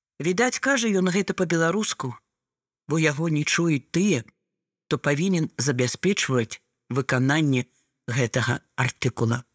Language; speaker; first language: Belarusian; non-native, local second language; Russian